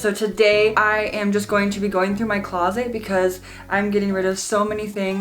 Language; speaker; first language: English; native; English